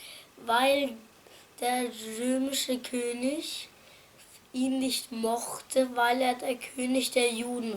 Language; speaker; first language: German; non-native, fluent; Arabic